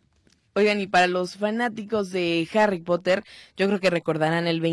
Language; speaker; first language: Spanish; native; Spanish